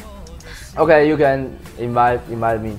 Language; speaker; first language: English; non-native, learner; Chinese